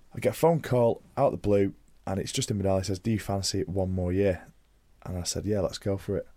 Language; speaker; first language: English; native; English